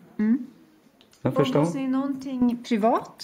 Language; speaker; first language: Swedish; native; Swedish